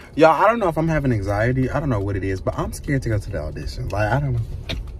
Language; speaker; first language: English; native; English